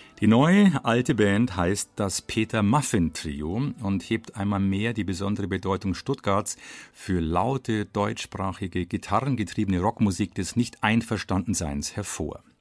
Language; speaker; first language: German; native; German